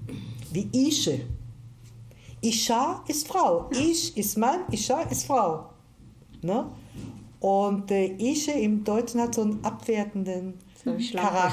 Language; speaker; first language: German; early bilingual, heritage; German